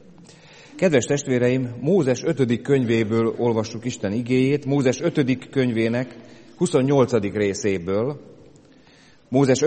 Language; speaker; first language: Hungarian; native; Hungarian